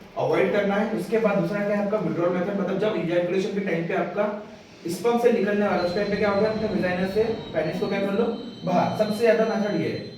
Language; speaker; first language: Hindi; non-native, local second language; Marathi